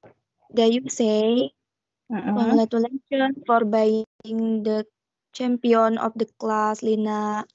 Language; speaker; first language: English; non-native, learner; Indonesian